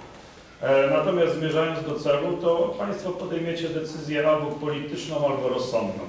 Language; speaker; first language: Polish; native; Polish